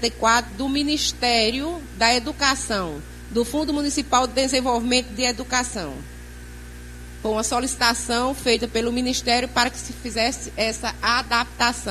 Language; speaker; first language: Portuguese; native; Portuguese